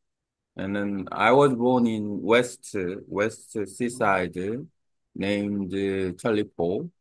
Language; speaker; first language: English; non-native, learner; Korean